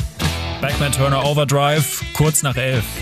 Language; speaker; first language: German; native; German